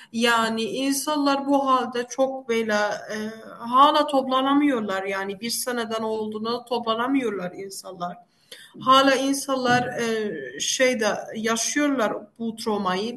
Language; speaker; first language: Turkish; non-native, fluent; Arabic